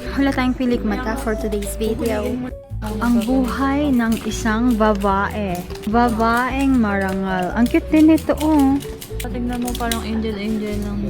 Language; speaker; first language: Filipino; native; Filipino